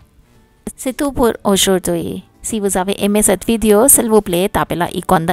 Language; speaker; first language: French; non-native, learner; Hindi